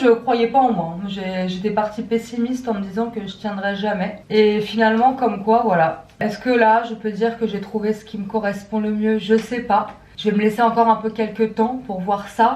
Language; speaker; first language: French; native; French